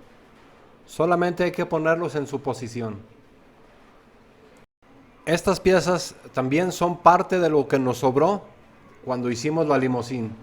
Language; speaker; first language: Spanish; native; Spanish